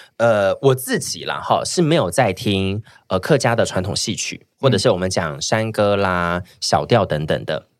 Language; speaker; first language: Chinese; native; Chinese